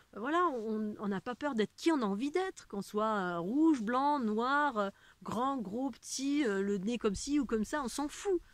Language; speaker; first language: French; native; French